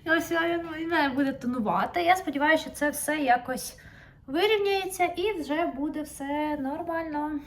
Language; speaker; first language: Ukrainian; native; Ukrainian